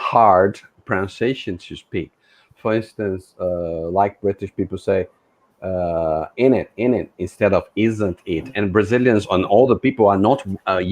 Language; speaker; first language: English; non-native, fluent; Portuguese